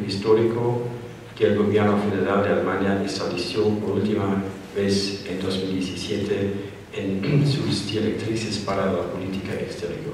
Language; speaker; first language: Spanish; non-native, fluent; German